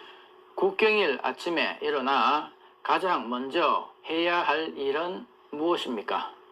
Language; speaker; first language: Korean; native; Korean